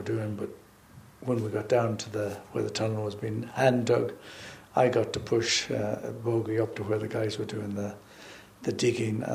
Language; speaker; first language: English; native; English